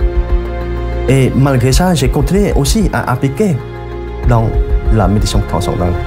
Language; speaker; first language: French; non-native, fluent; Khmer